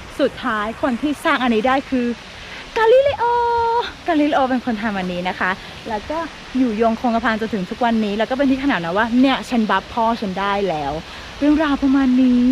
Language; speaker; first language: Thai; native; Thai